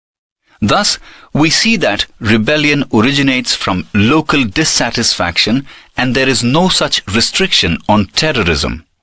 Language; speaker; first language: English; non-native, local second language; Gujarati